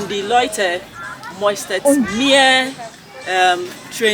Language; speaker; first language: German; non-native, learner; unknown